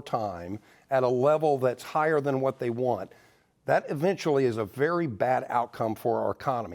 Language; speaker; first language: English; native; English